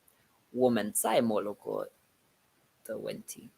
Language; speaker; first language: Chinese; non-native, learner; English